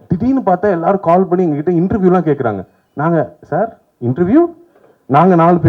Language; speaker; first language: Tamil; native; Tamil